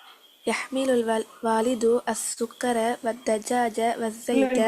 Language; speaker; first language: Arabic; non-native, learner; Tamil